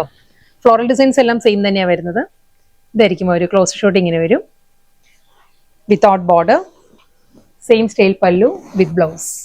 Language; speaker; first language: Malayalam; native; Malayalam